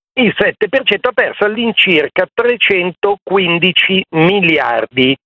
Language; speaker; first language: Italian; native; Italian